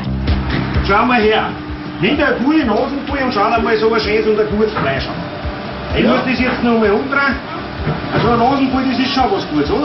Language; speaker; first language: German; native; German